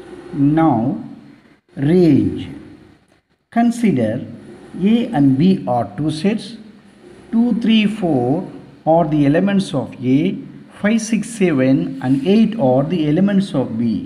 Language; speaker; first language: English; non-native, local second language; Tamil